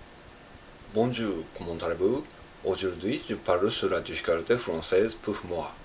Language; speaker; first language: French; non-native, learner; Japanese